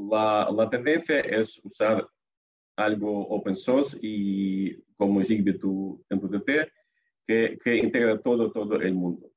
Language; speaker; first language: Spanish; non-native, fluent; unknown